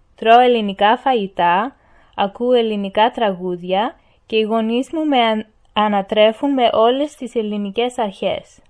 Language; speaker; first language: Greek; early bilingual, heritage; Greek